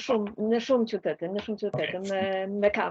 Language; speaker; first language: Albanian; non-native, learner; Polish